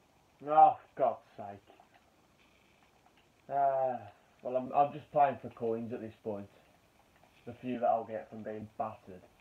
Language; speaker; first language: English; native; English